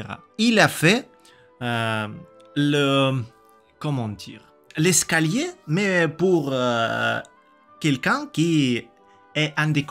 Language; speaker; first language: French; non-native, learner; Russian